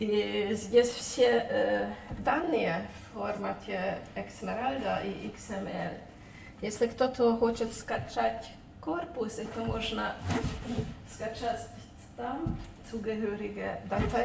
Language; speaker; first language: Russian; non-native, fluent; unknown